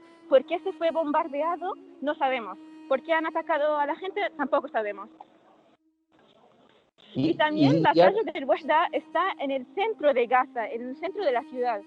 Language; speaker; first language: Spanish; non-native, fluent; Arabic